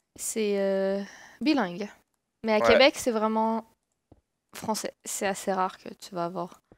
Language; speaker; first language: French; native; French